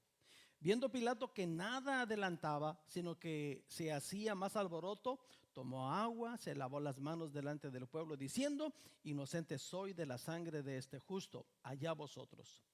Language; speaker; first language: Spanish; native; Spanish